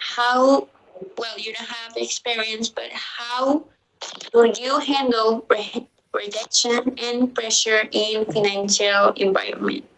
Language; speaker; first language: English; non-native, learner; Spanish